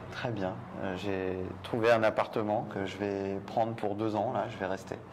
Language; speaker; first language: French; native; French